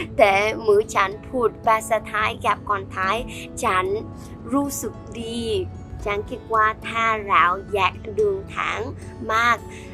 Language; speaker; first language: Thai; non-native, learner; Vietnamese